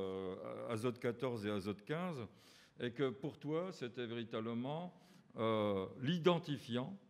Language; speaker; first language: French; native; French